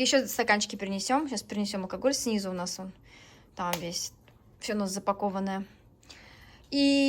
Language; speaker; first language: Russian; native; Russian